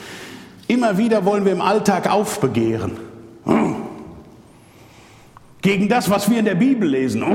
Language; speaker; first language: German; native; German